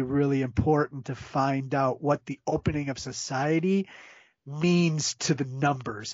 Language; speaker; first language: English; native; English